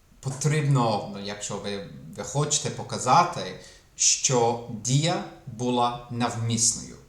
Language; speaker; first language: Ukrainian; non-native, fluent; English